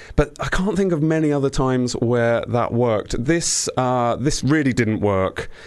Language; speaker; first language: English; native; English